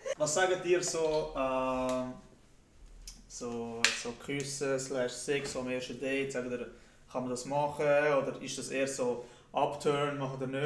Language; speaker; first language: German; native; German